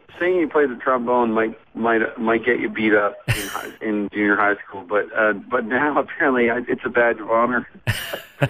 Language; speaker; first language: English; native; English